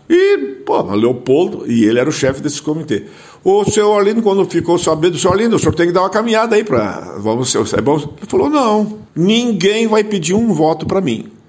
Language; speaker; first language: Portuguese; non-native, local second language; German